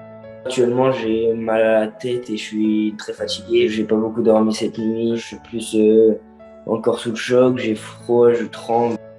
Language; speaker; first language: French; native; French